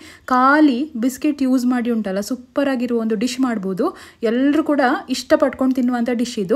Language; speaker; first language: Kannada; native; Kannada